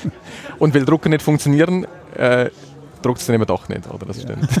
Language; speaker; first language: German; native; German